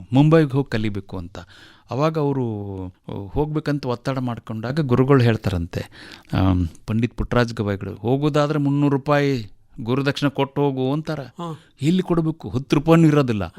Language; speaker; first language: Kannada; native; Kannada